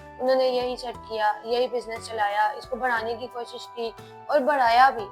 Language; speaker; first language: Urdu; native; Urdu